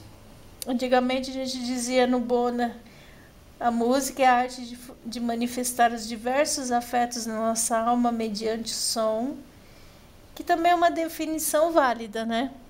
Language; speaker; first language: Portuguese; native; Portuguese